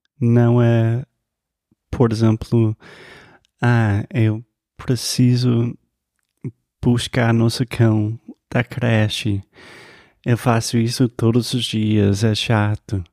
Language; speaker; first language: Portuguese; non-native, fluent; English